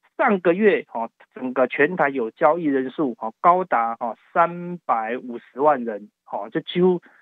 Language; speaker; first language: Chinese; native; Chinese